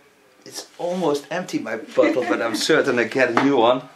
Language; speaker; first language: English; non-native, fluent; Dutch